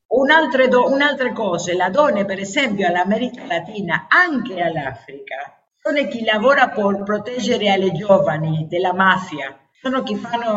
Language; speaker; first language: Italian; non-native, learner; Spanish